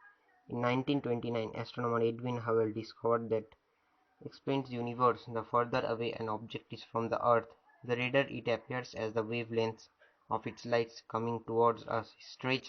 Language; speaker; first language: English; non-native, fluent; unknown